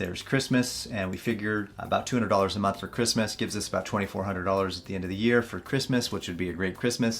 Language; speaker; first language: English; native; English